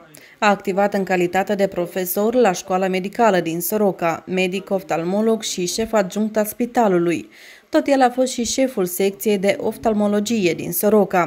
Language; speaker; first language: Romanian; native; Romanian